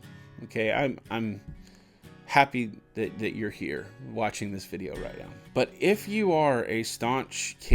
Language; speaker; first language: English; native; English